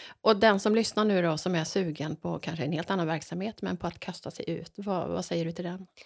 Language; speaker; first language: Swedish; native; Swedish